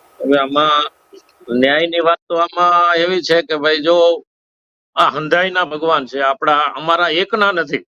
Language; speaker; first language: Gujarati; native; Gujarati